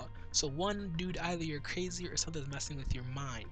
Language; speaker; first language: English; native; English